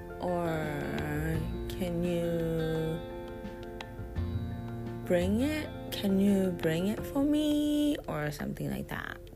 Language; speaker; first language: English; non-native, fluent; Japanese